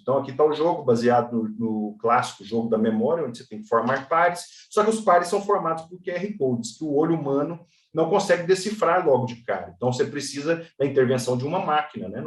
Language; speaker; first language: Portuguese; native; Portuguese